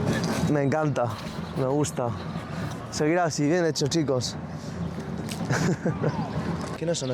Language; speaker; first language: Spanish; native; Spanish